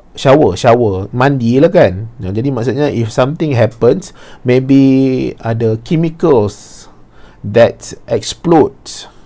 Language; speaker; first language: English; non-native, local second language; Malay